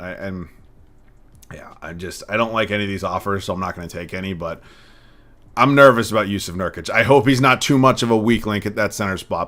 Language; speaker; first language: English; native; English